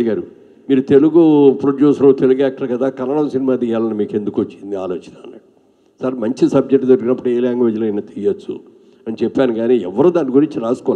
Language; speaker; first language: Telugu; native; Telugu